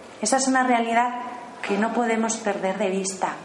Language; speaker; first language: Spanish; native; Spanish